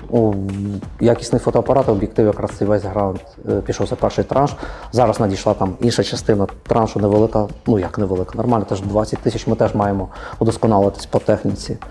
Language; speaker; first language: Ukrainian; native; Ukrainian